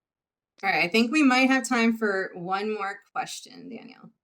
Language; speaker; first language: English; native; English